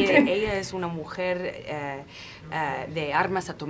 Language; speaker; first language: Spanish; non-native, fluent; English